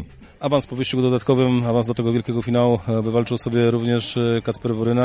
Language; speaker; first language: Polish; native; Polish